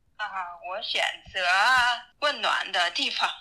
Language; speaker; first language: Chinese; non-native, learner; Vietnamese